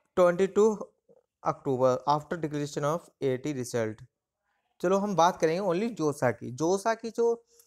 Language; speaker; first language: Hindi; native; Hindi